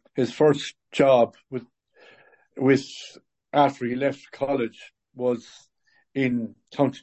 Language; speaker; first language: English; native; English